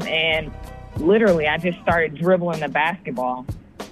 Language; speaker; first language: English; native; English